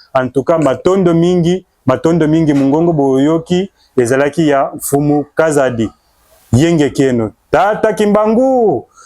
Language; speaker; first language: Lingala; non-native, local second language; Kongo